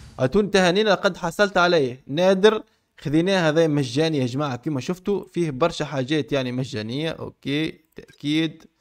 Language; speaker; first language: Arabic; native; Arabic